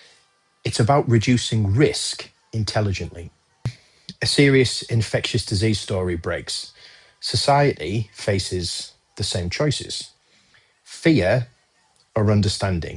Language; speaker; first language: English; native; English